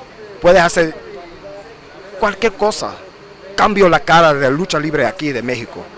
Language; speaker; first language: Spanish; early bilingual, heritage; English